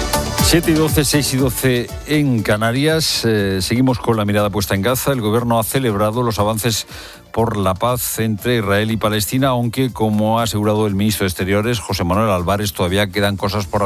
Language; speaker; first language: Spanish; native; Spanish